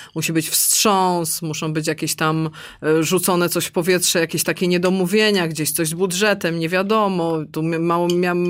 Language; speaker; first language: Polish; native; Polish